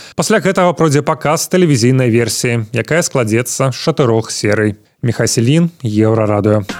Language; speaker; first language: Belarusian; native; Belarusian